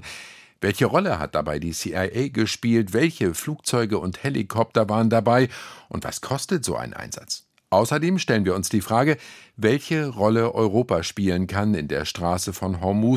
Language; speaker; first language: German; native; German